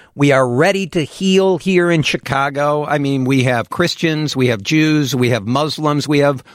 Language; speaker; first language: English; native; English